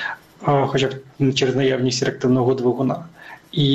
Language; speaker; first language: Ukrainian; native; Ukrainian